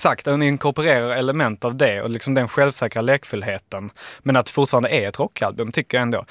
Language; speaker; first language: Swedish; native; Swedish